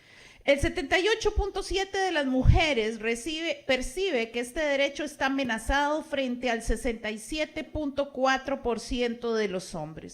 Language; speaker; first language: Spanish; native; Spanish